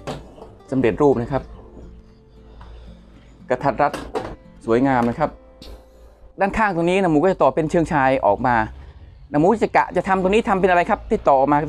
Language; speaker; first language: Thai; native; Thai